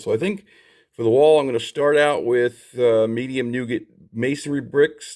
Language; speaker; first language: English; native; English